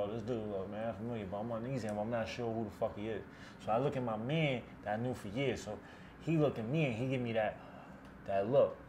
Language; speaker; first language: English; native; English